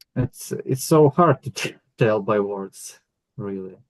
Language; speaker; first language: English; non-native, learner; Ukrainian